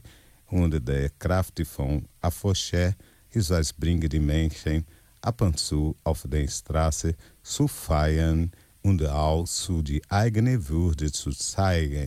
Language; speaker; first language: German; non-native, learner; Portuguese